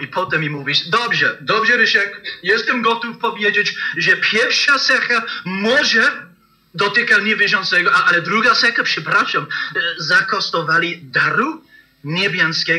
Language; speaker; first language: Polish; non-native, learner; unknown